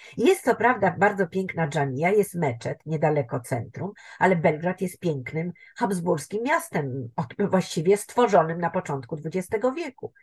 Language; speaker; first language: Polish; native; Polish